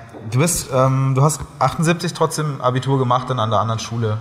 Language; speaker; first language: German; native; German